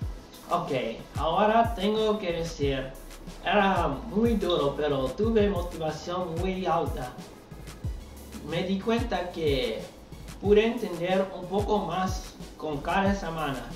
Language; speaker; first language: Spanish; non-native, learner; English